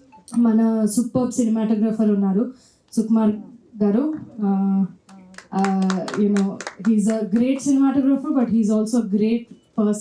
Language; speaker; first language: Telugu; non-native, fluent; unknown